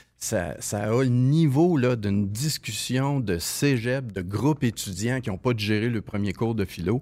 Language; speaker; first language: French; native; French